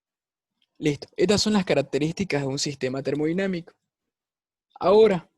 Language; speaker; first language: Spanish; native; Spanish